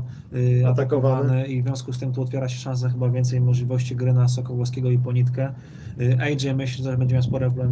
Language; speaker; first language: Polish; native; Polish